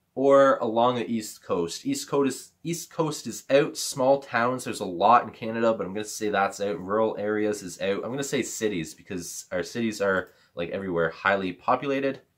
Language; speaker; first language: English; native; English